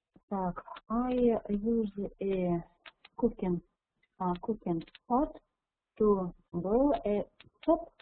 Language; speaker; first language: English; non-native, learner; Russian